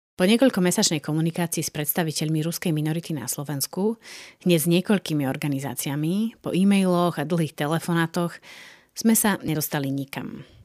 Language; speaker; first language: Slovak; native; Slovak